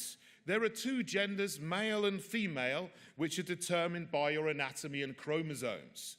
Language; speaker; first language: English; native; English